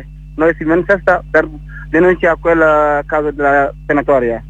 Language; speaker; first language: Italian; non-native, learner; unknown